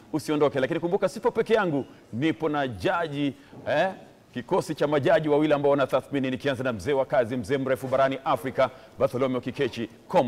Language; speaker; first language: Swahili; non-native, local second language; Gusii